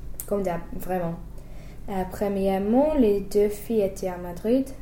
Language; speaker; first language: French; non-native, fluent; English